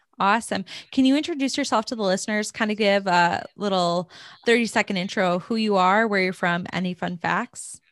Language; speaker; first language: English; native; English